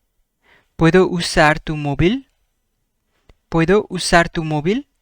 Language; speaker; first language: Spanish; non-native, fluent; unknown